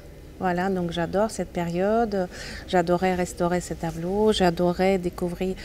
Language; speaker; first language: French; non-native, fluent; Russian